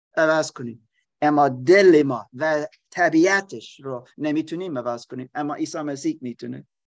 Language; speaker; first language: Persian; non-native, learner; German